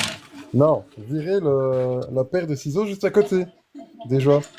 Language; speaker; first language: French; native; French